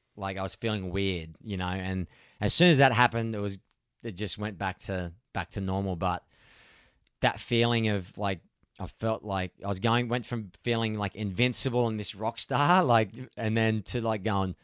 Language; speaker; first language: English; native; English